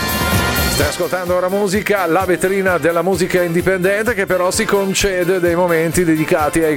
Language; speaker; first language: Italian; native; Italian